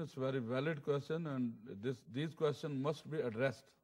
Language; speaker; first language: English; non-native, local second language; Urdu